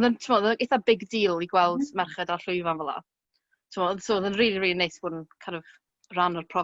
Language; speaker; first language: Welsh; native; Welsh